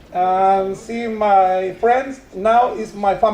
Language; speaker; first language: English; non-native, learner; Spanish